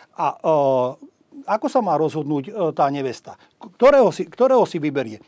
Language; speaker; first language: Slovak; non-native, local second language; Hungarian